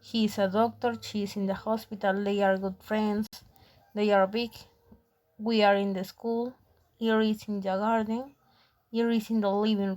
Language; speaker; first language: English; non-native, fluent; Spanish